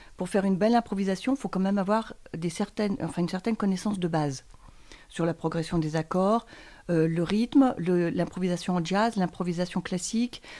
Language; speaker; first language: French; native; French